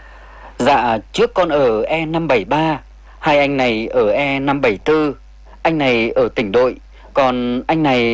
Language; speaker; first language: Vietnamese; native; Vietnamese